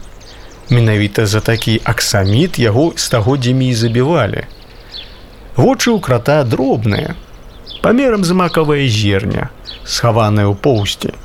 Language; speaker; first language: Belarusian; native; Belarusian